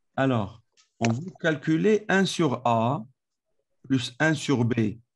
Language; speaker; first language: French; non-native, local second language; Arabic